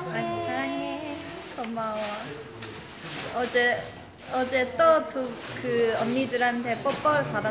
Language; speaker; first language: Korean; non-native, fluent; Chinese